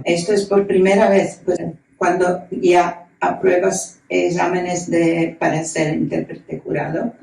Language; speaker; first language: Spanish; non-native, fluent; Croatian